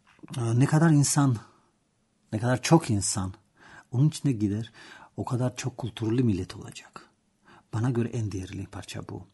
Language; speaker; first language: Turkish; non-native, learner; Georgian